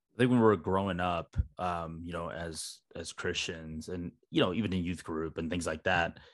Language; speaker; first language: English; early bilingual, other home language; Hindi